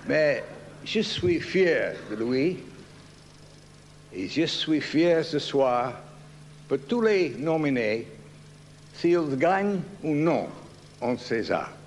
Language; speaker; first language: French; native; French